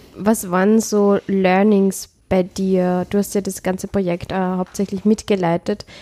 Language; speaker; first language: German; native; German